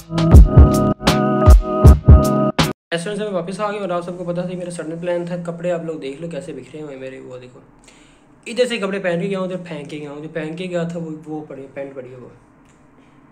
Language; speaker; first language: Urdu; non-native, local second language; Punjabi